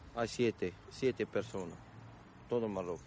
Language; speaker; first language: Spanish; non-native, learner; Arabic